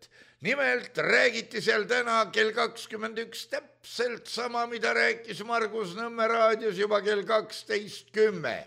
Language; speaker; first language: Estonian; native; Estonian